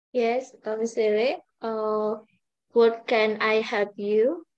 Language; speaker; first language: English; non-native, learner; Indonesian